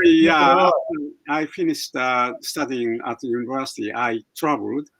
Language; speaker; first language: English; non-native, fluent; Japanese